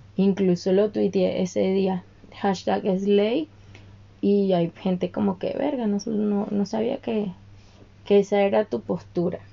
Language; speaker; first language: Spanish; native; Spanish